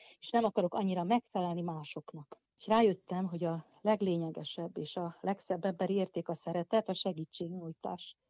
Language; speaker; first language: Hungarian; native; Hungarian